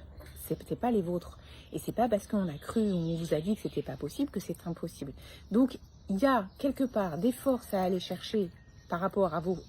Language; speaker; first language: French; native; French